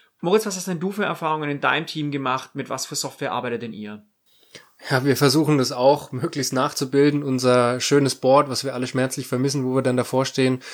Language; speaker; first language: German; native; German